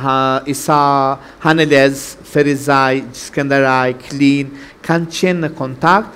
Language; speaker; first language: Albanian; native; Albanian